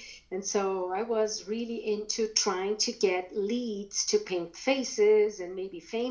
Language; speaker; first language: English; non-native, fluent; German